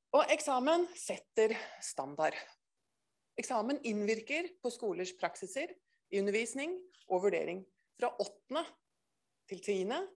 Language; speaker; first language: Norwegian; native; Norwegian